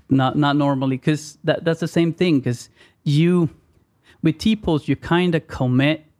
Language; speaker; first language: English; non-native, fluent; Swedish